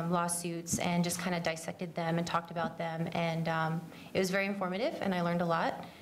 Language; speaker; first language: English; native; English